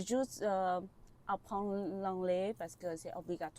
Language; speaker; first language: French; non-native, learner; Vietnamese